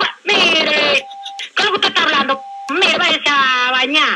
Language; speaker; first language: Spanish; native; Spanish